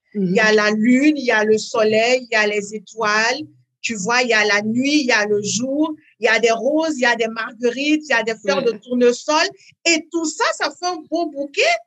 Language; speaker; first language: French; native; French